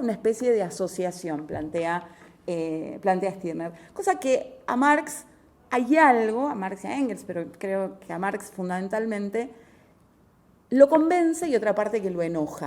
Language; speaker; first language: Spanish; native; Spanish